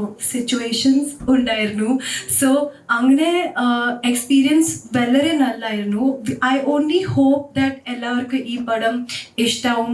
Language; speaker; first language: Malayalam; non-native, learner; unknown